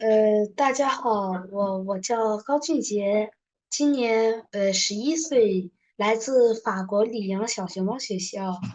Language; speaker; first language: Chinese; early bilingual, heritage; Chinese